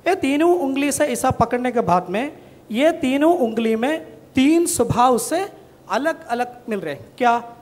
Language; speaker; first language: Hindi; non-native, local second language; Malayalam